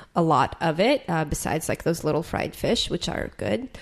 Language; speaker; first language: English; native; English